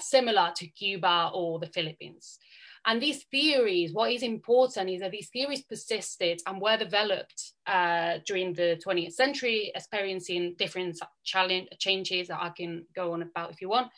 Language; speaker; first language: English; non-native, fluent; Catalan